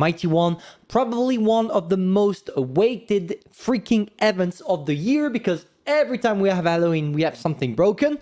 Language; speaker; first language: English; non-native, fluent; French